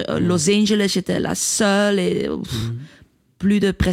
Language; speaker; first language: French; non-native, local second language; Dutch